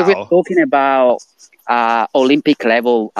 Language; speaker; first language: English; non-native, fluent; Italian